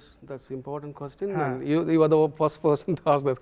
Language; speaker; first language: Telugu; non-native, learner; Tamil